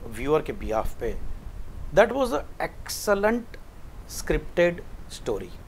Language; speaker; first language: Hindi; non-native, local second language; Gujarati